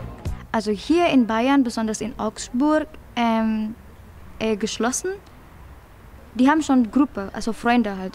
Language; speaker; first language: German; non-native, fluent; Indonesian